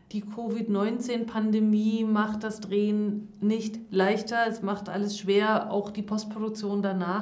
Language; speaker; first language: German; native; German